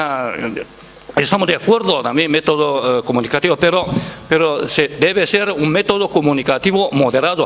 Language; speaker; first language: Spanish; non-native, fluent; Chinese